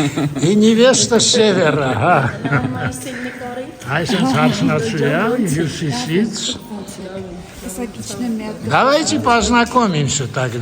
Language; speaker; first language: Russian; non-native, local second language; Armenian